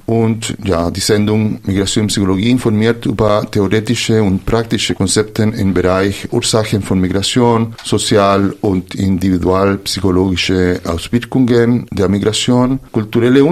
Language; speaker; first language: German; non-native, fluent; Spanish